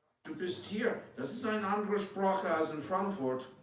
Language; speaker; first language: German; non-native, fluent; English